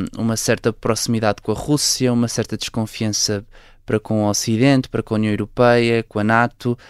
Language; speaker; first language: Portuguese; native; Portuguese